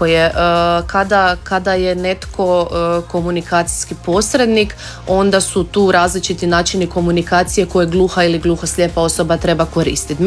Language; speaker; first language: Croatian; native; Croatian